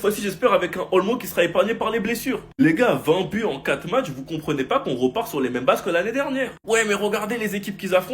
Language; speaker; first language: French; native; French